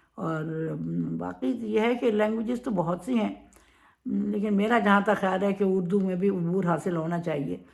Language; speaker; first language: Urdu; native; Urdu